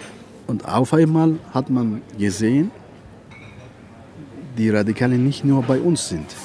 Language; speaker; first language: German; non-native, fluent; Turkish